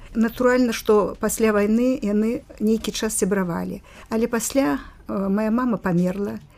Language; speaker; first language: Belarusian; native; Belarusian